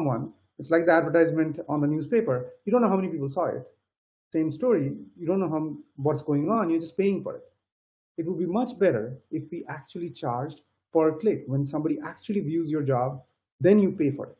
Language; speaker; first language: English; non-native, local second language; Bangla